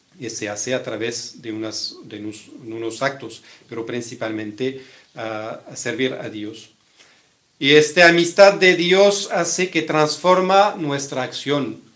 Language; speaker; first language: Spanish; non-native, fluent; French